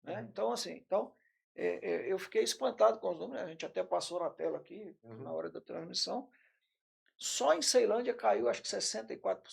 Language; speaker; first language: Portuguese; native; Portuguese